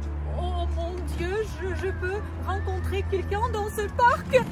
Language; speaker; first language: French; non-native, learner; Russian